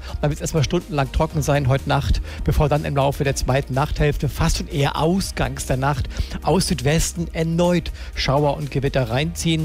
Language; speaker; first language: German; native; German